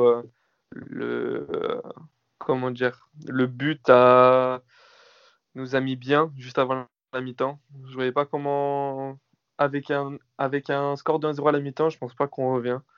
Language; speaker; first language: French; native; French